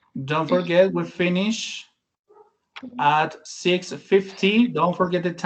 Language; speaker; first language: English; non-native, fluent; Spanish